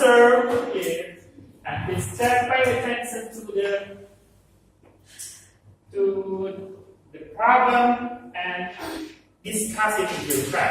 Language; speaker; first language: English; non-native, learner; Indonesian